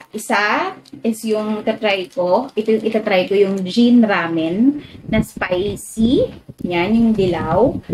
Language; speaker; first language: Filipino; native; Filipino